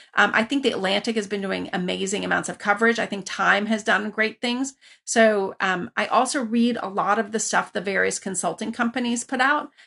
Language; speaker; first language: English; early bilingual, other home language; Persian